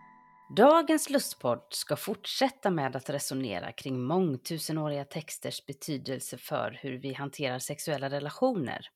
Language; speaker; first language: Swedish; native; Swedish